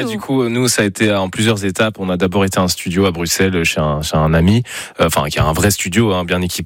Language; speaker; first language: French; native; French